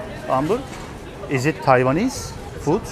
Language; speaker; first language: English; non-native, learner; Turkish